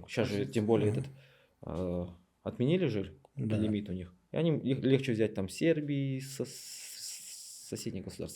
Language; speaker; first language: Russian; native; Russian